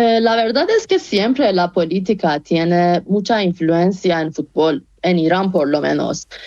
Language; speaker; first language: Spanish; non-native, fluent; Persian